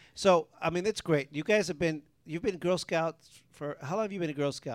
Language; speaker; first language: English; early bilingual, other home language; Spanish